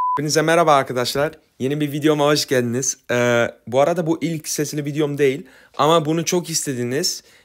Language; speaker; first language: Turkish; early bilingual, heritage; Turkish